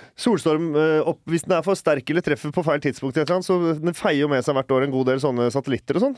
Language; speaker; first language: Norwegian; native; Norwegian